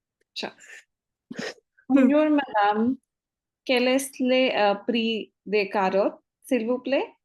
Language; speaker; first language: French; non-native, learner; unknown